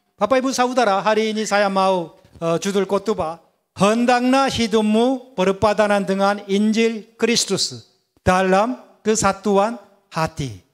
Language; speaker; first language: Indonesian; non-native, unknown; Korean